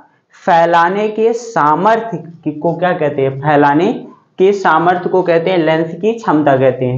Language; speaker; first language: Hindi; native; Hindi